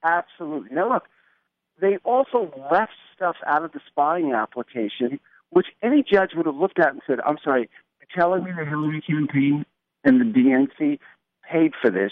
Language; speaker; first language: English; native; English